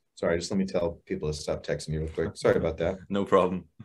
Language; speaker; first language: English; native; English